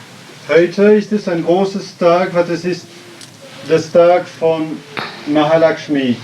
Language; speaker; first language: German; non-native, fluent; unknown